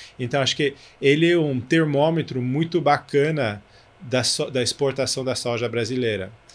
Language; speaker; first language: Portuguese; non-native, fluent; French